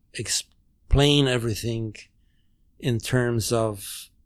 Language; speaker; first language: English; non-native, fluent; German